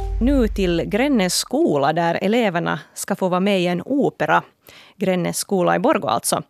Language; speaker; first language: Swedish; native; Swedish